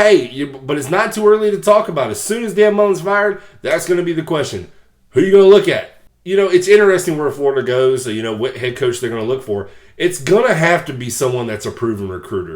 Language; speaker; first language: English; native; English